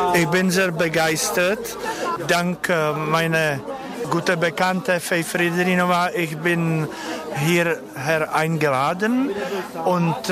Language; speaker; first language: German; non-native, fluent; Czech